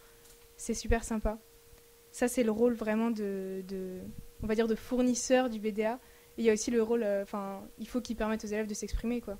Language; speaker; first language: French; native; French